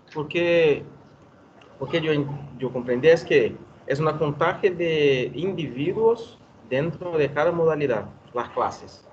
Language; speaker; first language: Spanish; non-native, learner; Portuguese